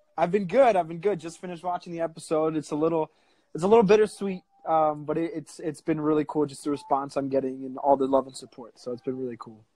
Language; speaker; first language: English; native; English